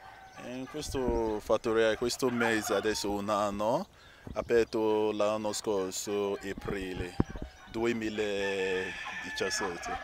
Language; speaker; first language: Italian; non-native, learner; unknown